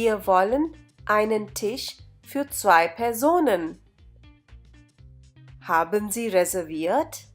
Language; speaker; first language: German; non-native, fluent; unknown